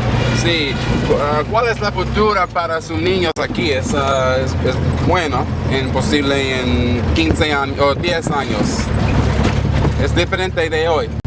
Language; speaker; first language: Spanish; non-native, learner; English